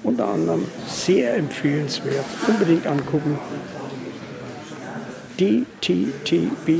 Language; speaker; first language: German; native; German